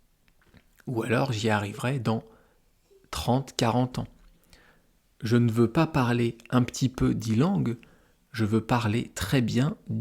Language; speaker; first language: French; native; French